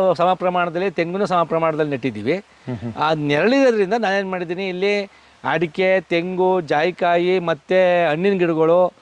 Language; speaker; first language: Kannada; native; Kannada